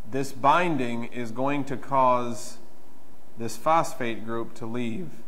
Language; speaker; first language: English; native; English